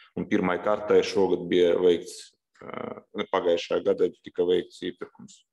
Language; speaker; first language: Latvian; non-native, local second language; Russian